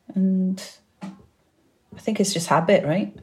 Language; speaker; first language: English; native; English